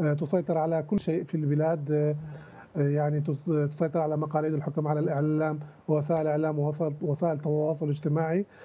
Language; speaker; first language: Arabic; native; Arabic